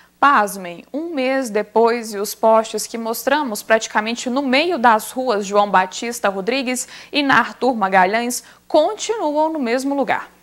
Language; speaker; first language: Portuguese; native; Portuguese